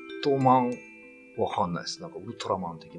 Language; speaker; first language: Japanese; native; Japanese